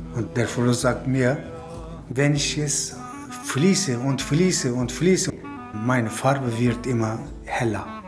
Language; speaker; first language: German; non-native, fluent; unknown